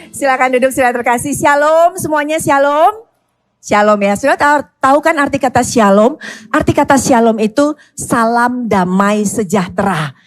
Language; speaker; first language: Indonesian; native; Indonesian